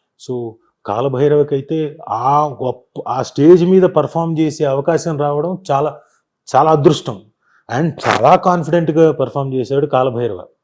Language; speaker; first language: Telugu; native; Telugu